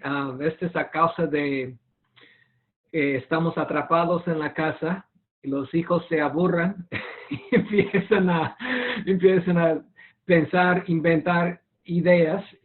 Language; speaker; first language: Spanish; non-native, fluent; English